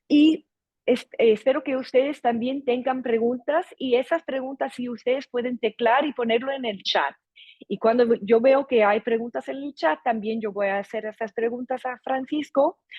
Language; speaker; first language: Spanish; non-native, fluent; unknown